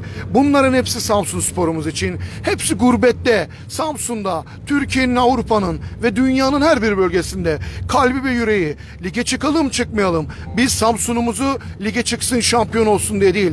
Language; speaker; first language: Turkish; native; Turkish